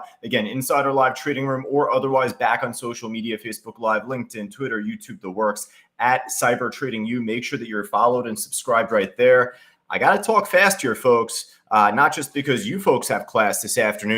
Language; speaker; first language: English; native; English